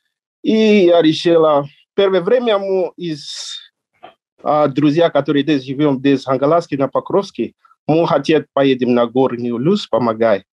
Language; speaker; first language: Russian; non-native, learner; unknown